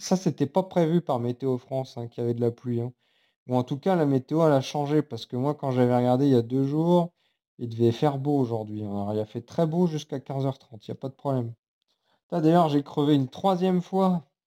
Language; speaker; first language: French; native; French